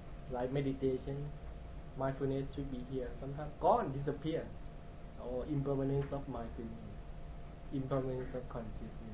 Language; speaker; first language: English; non-native, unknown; Thai